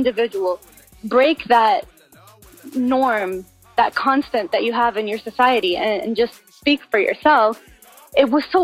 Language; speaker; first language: English; non-native, fluent; Arabic